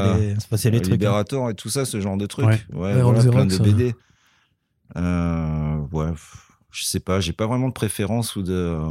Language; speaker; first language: French; native; French